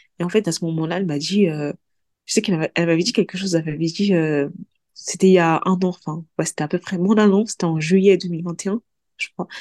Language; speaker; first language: French; early bilingual, other home language; Mandingo